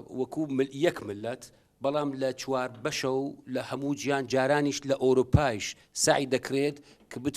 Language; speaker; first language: Central Kurdish; non-native, local second language; Southern Kurdish